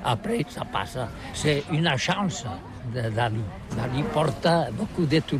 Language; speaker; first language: French; non-native, local second language; Catalan